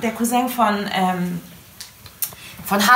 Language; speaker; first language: German; native; German